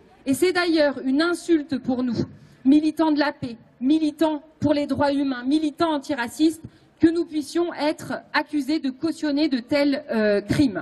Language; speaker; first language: French; native; French